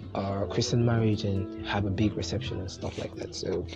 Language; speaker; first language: English; non-native, local second language; Yoruba